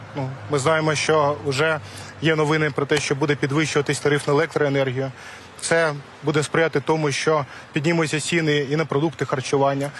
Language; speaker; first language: Ukrainian; native; Ukrainian